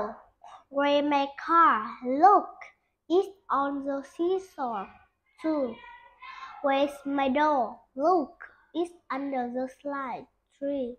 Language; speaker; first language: English; non-native, learner; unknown